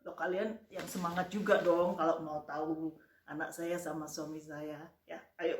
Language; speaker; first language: Indonesian; native; Indonesian